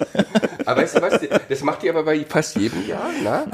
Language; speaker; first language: German; native; German